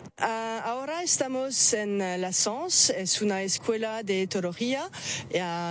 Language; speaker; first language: Spanish; non-native, fluent; French